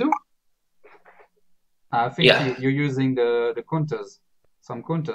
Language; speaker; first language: English; non-native, learner; Spanish